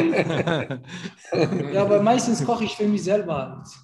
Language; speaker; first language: German; non-native, fluent; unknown